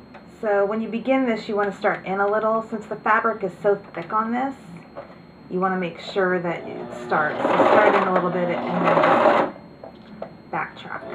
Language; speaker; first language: English; native; English